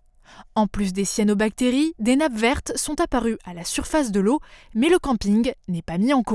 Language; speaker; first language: French; native; French